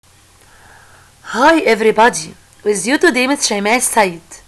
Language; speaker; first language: English; non-native, fluent; Arabic